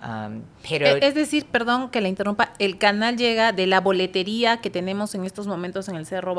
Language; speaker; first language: Spanish; native; Spanish